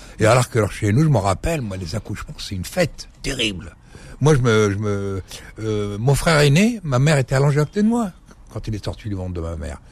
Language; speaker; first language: French; early bilingual, other home language; Arabic